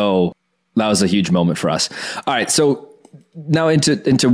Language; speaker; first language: English; native; English